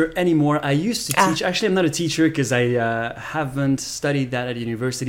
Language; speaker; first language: English; non-native, fluent; Japanese